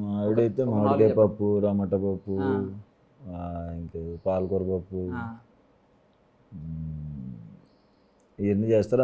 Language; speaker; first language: Telugu; native; Telugu